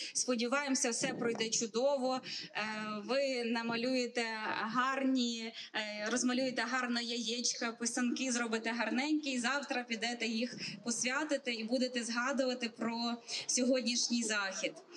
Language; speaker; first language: Ukrainian; native; Ukrainian